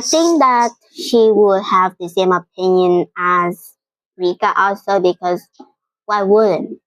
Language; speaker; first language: English; non-native, fluent; Vietnamese